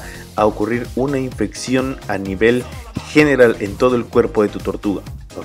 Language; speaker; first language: Spanish; native; Spanish